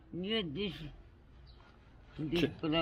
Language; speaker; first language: English; non-native, learner; Nepali